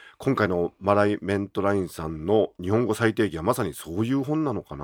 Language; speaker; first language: Japanese; native; Japanese